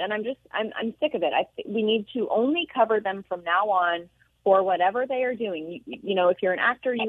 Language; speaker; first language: English; native; English